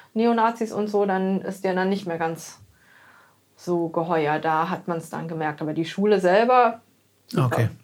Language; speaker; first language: German; native; German